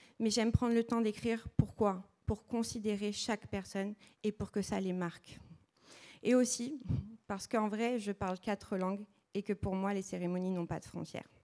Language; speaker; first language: French; early bilingual, other home language; Portuguese